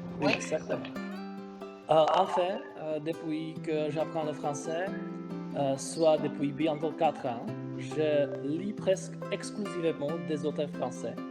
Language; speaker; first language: French; non-native, fluent; Czech